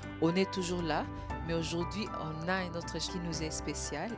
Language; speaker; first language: French; non-native, local second language; Swahili